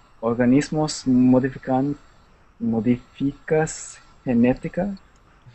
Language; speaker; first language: Spanish; non-native, learner; English